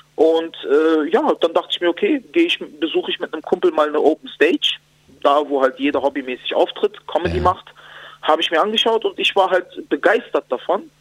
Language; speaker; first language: German; native; German